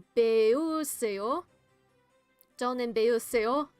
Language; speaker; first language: Korean; non-native, learner; English